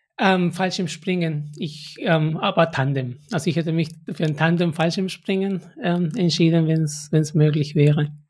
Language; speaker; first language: German; non-native, fluent; Spanish